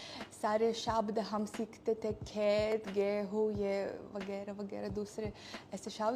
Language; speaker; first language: Hindi; non-native, fluent; Russian